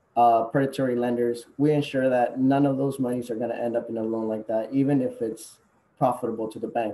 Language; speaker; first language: English; non-native, fluent; Spanish